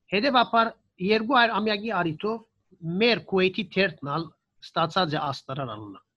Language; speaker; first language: Armenian; early bilingual, heritage; Armenian